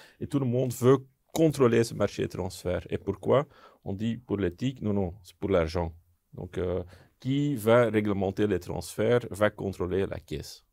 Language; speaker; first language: French; non-native, local second language; Dutch